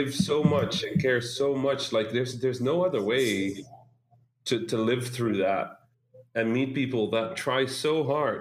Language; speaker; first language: English; non-native, fluent; Dutch